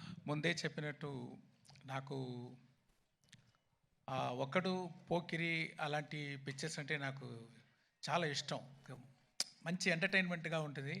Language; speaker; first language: Telugu; non-native, fluent; Tamil